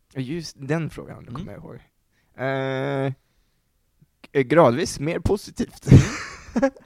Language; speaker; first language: Swedish; native; Swedish